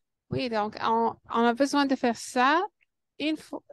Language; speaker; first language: French; non-native, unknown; English